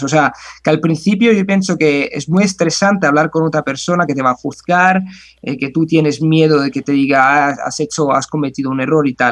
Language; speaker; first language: Spanish; non-native, fluent; Italian